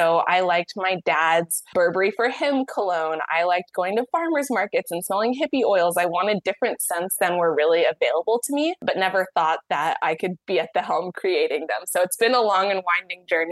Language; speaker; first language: English; native; English